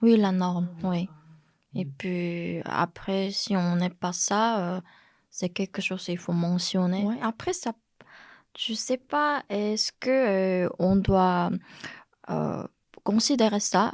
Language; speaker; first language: French; non-native, fluent; Korean